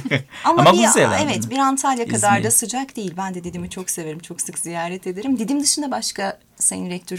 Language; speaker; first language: Turkish; native; Turkish